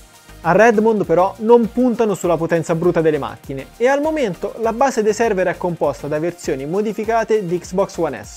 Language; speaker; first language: Italian; native; Italian